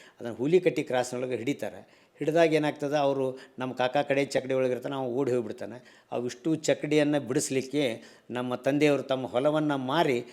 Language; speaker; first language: Kannada; native; Kannada